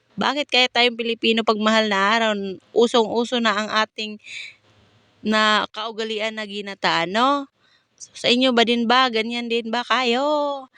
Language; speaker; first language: Filipino; non-native, local second language; Cebuano